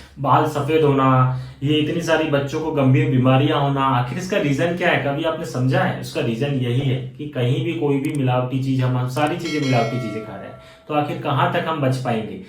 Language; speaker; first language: Hindi; native; Hindi